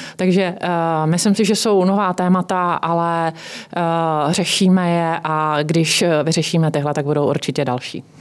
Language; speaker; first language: Czech; native; Czech